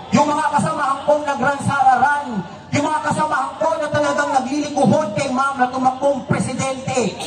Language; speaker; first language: Filipino; native; Filipino